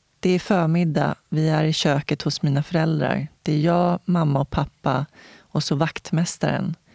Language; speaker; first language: Swedish; native; Swedish